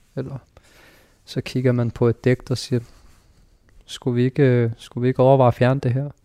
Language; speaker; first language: Danish; early bilingual, other home language; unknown